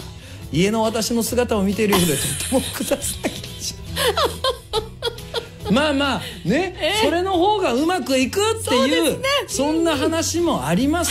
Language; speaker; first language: Japanese; native; Japanese